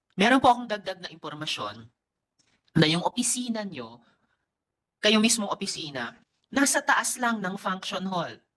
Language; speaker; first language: Filipino; native; Filipino